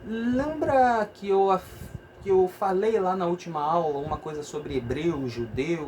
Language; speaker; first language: Portuguese; native; Portuguese